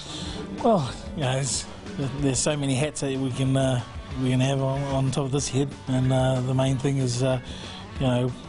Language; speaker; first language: English; native; English